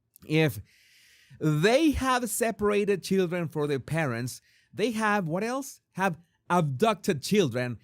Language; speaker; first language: English; non-native, fluent; Spanish